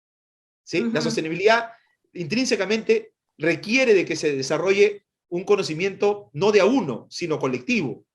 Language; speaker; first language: Spanish; native; Spanish